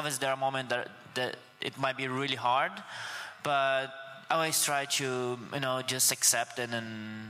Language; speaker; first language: English; non-native, fluent; Portuguese